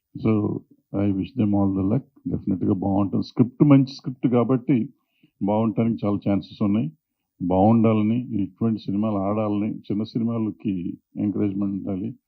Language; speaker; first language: Telugu; native; Telugu